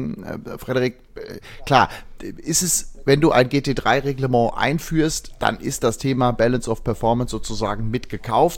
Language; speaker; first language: German; native; German